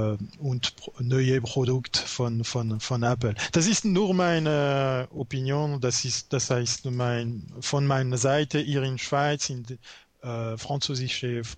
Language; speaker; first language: German; non-native, learner; French